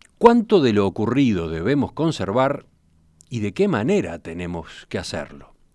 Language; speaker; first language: Spanish; native; Spanish